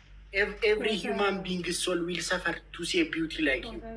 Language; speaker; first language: English; non-native, learner; Oromo